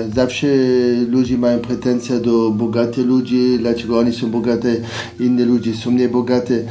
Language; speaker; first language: Polish; non-native, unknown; French